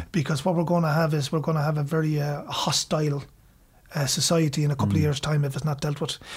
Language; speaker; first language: English; native; English